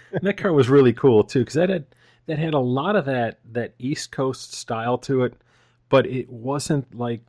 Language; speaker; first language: English; native; English